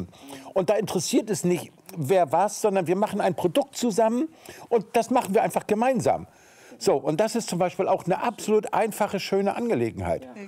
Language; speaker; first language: German; native; German